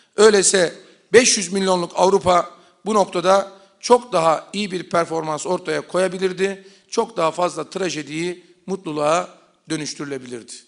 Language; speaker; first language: Turkish; native; Turkish